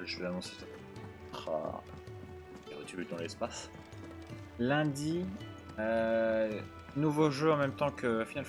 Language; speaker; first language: French; native; French